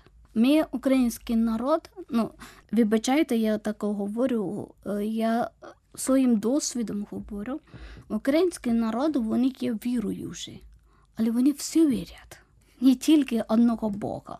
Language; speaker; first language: Ukrainian; non-native, learner; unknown